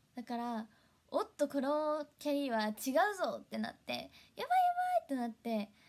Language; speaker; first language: Japanese; native; Japanese